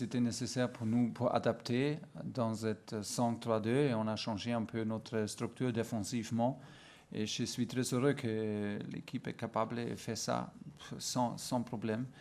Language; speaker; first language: French; non-native, fluent; German